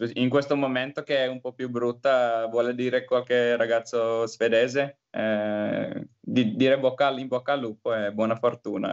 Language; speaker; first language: Italian; non-native, learner; Finnish